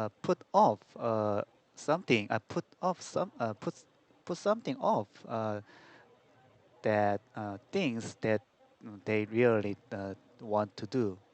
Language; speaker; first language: English; non-native, learner; Korean